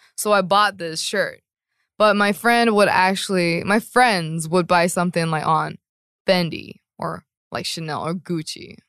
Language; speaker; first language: English; non-native, fluent; Korean